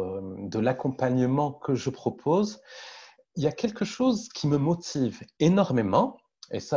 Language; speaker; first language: French; native; French